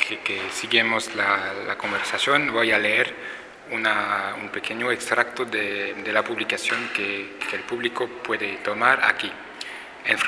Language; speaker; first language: Spanish; non-native, fluent; French